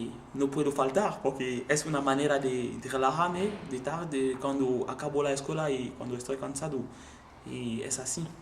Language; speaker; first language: Spanish; non-native, learner; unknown